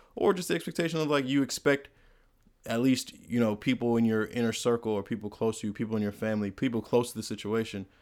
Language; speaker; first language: English; native; English